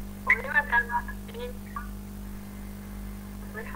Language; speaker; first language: French; non-native, learner; Arabic